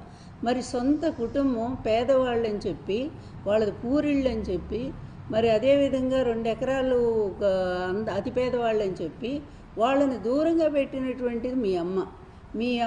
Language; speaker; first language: Telugu; native; Telugu